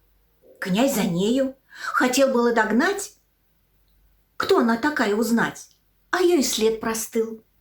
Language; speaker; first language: Russian; native; Russian